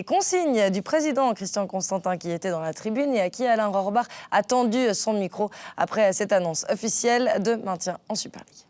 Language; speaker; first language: French; native; French